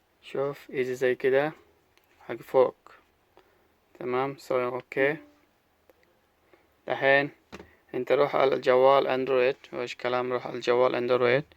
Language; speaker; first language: Arabic; non-native, learner; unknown